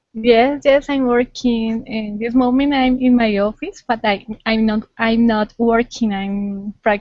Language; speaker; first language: English; non-native, learner; Spanish